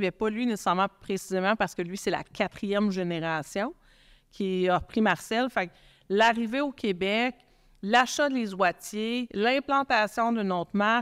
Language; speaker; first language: French; native; French